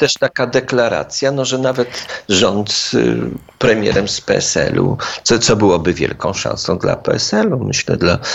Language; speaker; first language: Polish; native; Polish